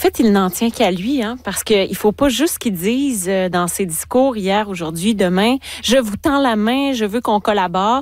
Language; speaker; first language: French; native; French